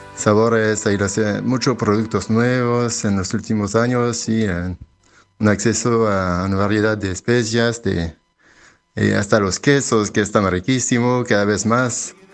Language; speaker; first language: Spanish; non-native, fluent; French